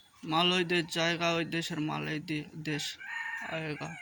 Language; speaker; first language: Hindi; non-native, learner; Bangla